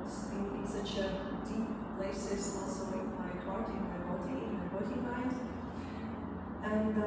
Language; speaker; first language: English; non-native, fluent; Latvian